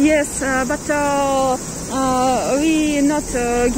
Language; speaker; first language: English; non-native, learner; Russian